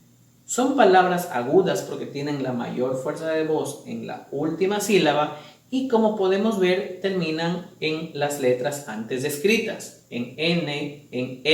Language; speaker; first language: Spanish; native; Spanish